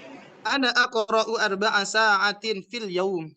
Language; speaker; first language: Arabic; non-native, learner; Indonesian